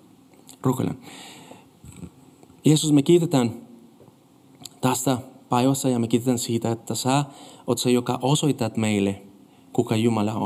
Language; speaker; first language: Finnish; non-native, fluent; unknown